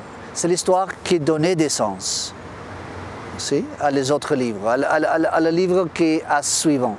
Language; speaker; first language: French; non-native, fluent; Spanish